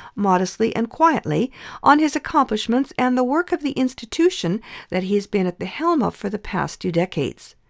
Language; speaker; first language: English; early bilingual, other home language; Ukrainian